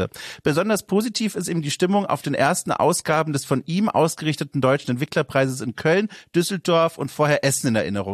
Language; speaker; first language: German; native; German